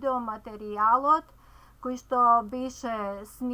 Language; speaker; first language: Macedonian; native; Macedonian